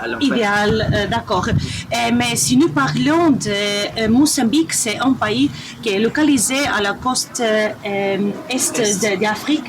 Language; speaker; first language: French; non-native, learner; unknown